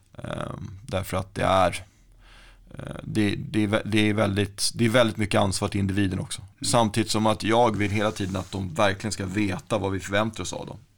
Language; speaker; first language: Swedish; native; Swedish